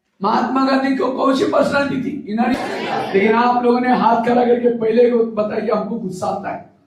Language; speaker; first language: Hindi; non-native, local second language; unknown